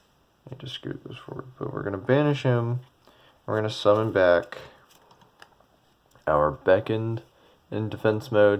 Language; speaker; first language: English; native; English